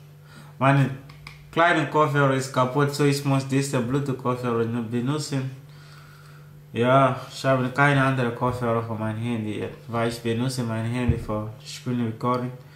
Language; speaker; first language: German; non-native, learner; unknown